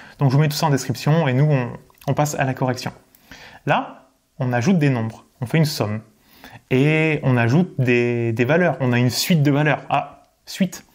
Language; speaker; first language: French; native; French